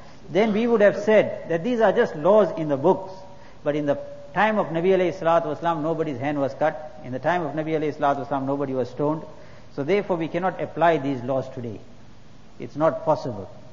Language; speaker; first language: English; native; English